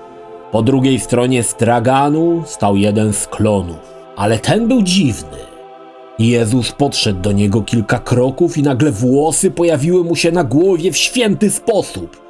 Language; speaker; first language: Polish; native; Polish